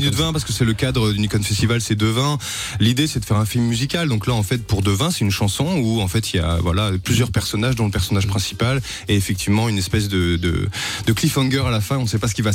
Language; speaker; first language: French; native; French